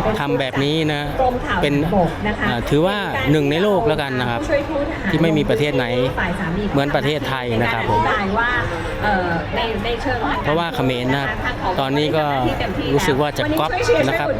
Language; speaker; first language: Thai; native; Thai